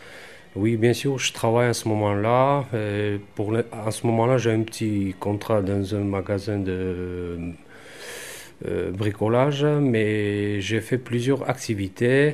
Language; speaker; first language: French; non-native, fluent; Armenian